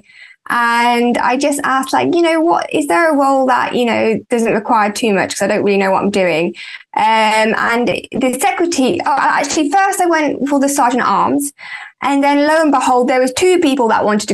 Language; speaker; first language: English; native; English